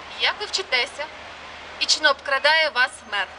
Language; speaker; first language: Ukrainian; native; Ukrainian